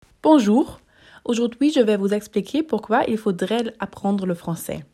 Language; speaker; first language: French; non-native, learner; German